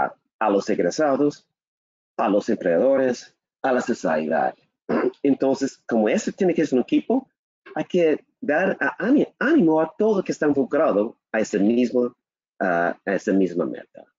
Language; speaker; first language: Spanish; non-native, learner; English